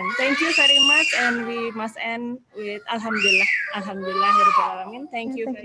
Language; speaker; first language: English; non-native, fluent; Indonesian